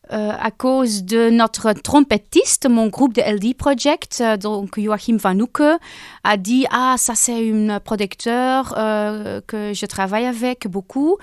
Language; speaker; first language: French; non-native, local second language; Dutch